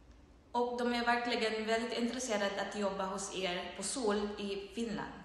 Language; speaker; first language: Swedish; non-native, fluent; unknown